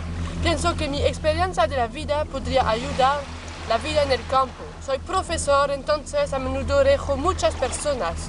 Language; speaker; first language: Spanish; non-native, learner; French